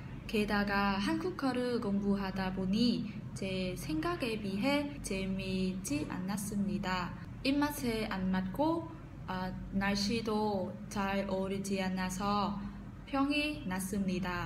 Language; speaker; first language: Korean; non-native, fluent; Vietnamese